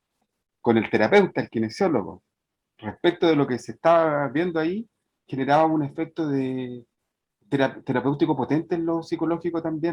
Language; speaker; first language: Spanish; native; Spanish